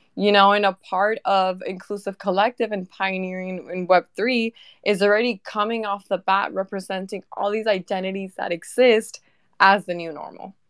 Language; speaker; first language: English; early bilingual, other home language; Spanish